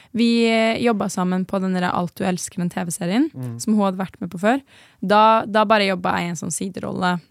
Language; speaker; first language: Norwegian; native; Norwegian